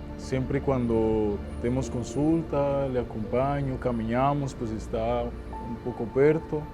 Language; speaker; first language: Portuguese; non-native, fluent; Spanish